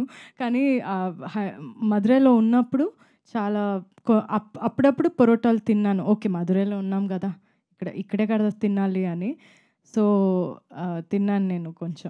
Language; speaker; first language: Telugu; non-native, fluent; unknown